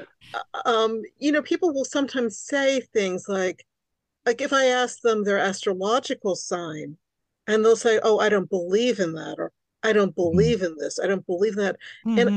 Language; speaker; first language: English; early bilingual, other home language; Hungarian